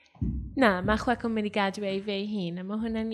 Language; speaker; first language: Welsh; native; Welsh